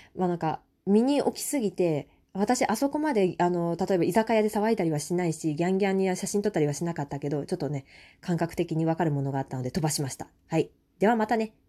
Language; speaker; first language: Japanese; native; Japanese